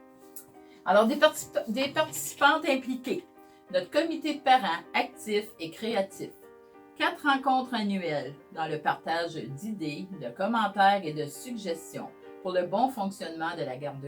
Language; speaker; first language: French; native; French